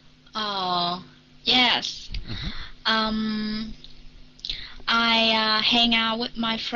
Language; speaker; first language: English; non-native, learner; Vietnamese